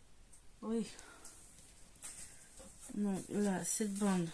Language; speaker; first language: French; native; French